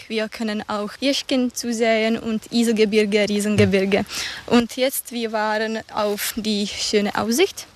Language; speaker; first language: German; non-native, learner; Czech